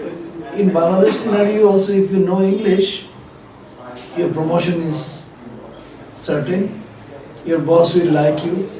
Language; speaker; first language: English; non-native, fluent; Bangla